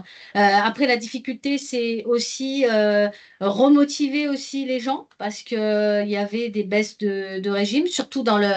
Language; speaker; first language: French; native; French